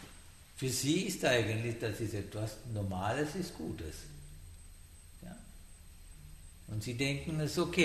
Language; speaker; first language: German; non-native, learner; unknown